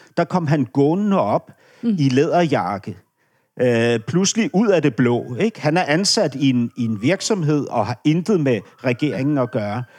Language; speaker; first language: Danish; native; Danish